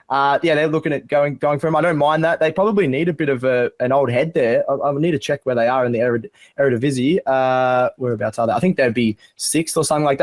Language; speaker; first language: English; native; English